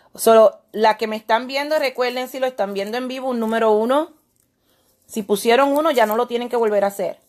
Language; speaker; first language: Spanish; native; Spanish